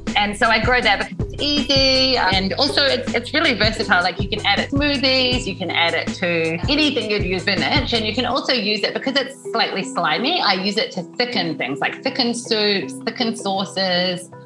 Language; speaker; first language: English; native; English